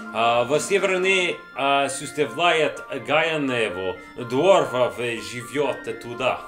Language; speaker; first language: Russian; non-native, learner; English